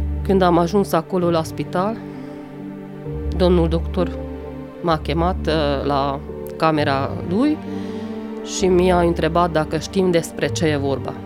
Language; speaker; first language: Romanian; non-native, local second language; Hungarian